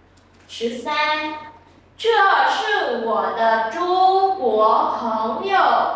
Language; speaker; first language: Chinese; non-native, fluent; Vietnamese